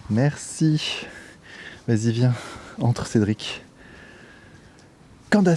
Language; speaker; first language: French; native; French